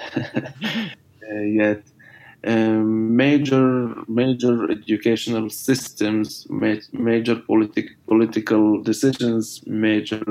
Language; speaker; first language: English; non-native, fluent; Arabic